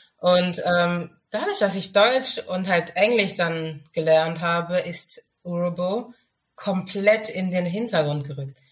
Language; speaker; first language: German; early bilingual, other home language; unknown